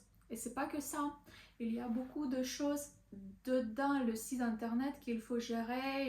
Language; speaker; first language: French; non-native, learner; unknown